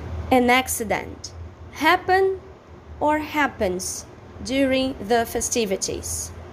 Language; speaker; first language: English; non-native, fluent; Portuguese